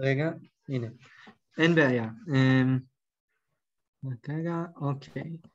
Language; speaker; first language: Hebrew; native; Hebrew